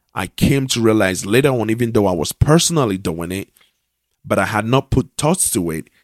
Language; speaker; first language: English; non-native, local second language; Akan